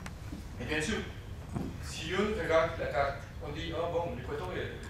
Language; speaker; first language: French; non-native, fluent; Spanish